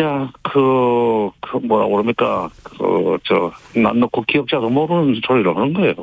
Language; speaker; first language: Korean; native; Korean